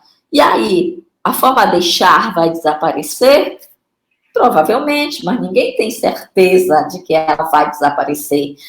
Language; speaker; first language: Portuguese; native; Portuguese